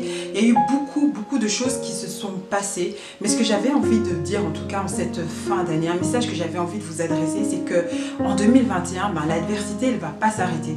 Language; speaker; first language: French; native; French